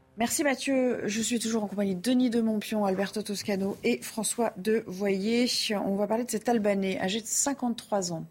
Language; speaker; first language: French; native; French